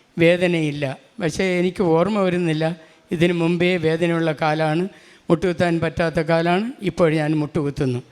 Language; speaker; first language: Malayalam; non-native, local second language; Tamil